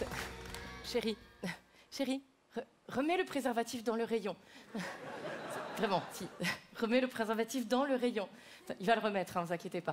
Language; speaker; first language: French; native; French